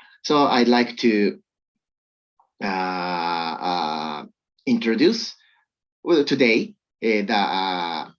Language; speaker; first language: English; non-native, learner; Japanese